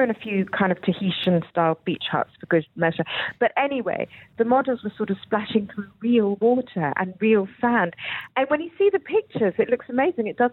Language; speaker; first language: English; native; English